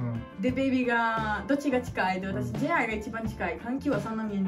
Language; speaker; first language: Japanese; non-native, learner; Portuguese